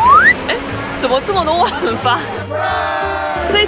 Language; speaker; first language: Chinese; native; Chinese